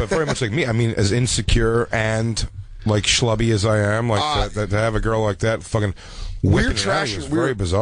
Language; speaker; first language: English; native; English